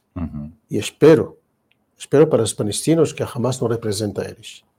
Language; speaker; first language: Portuguese; non-native, learner; Hebrew